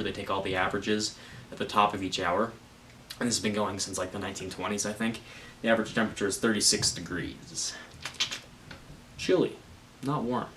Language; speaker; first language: English; native; English